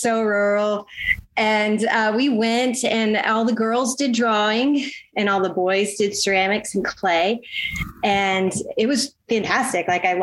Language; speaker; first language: English; native; English